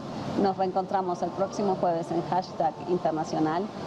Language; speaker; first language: Spanish; native; Spanish